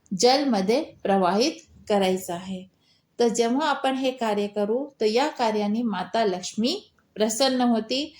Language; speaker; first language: Marathi; non-native, local second language; Hindi